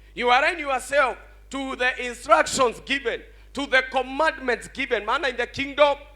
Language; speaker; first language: English; non-native, local second language; Swahili